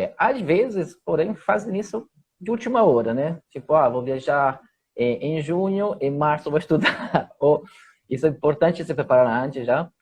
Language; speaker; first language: Portuguese; non-native, fluent; Italian